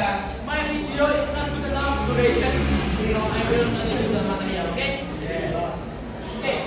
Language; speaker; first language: English; non-native, learner; Indonesian